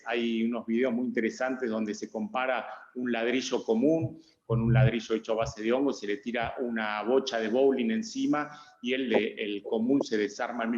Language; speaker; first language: Spanish; native; Spanish